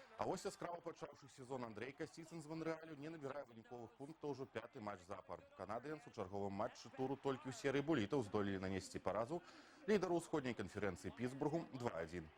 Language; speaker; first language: Belarusian; native; Belarusian